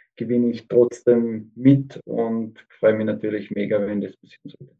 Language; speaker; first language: German; native; German